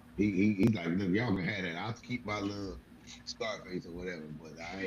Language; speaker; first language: English; native; English